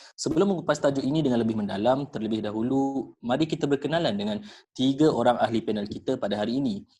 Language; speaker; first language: Malay; native; Malay